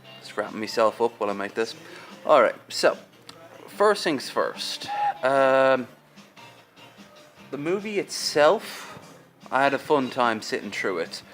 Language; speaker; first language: English; native; English